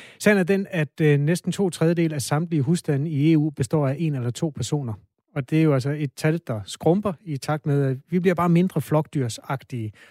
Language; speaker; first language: Danish; native; Danish